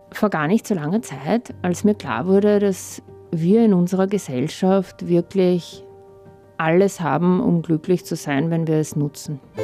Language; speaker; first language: German; early bilingual, other home language; Russian